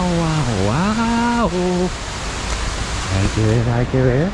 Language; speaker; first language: Spanish; non-native, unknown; Japanese